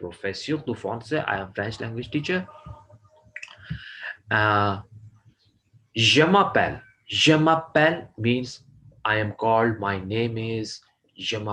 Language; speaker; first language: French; non-native, fluent; Urdu